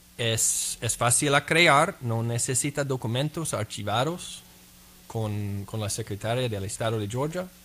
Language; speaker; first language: Spanish; non-native, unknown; English